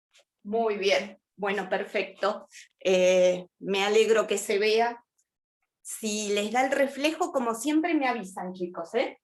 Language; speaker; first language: Spanish; native; Spanish